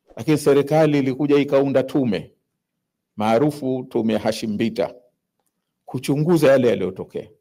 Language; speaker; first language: Swahili; native; Swahili